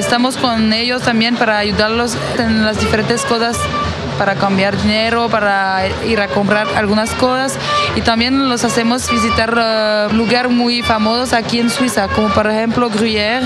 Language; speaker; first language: Spanish; non-native, fluent; French